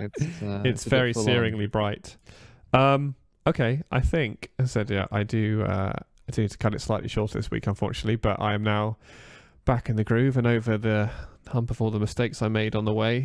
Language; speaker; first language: English; native; English